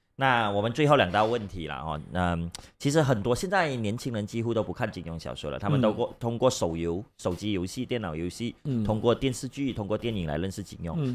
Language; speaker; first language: Chinese; native; Chinese